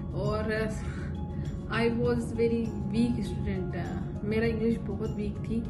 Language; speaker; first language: Hindi; native; Hindi